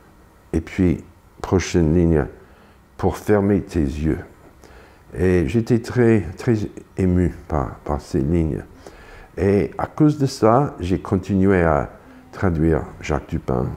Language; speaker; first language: French; non-native, fluent; English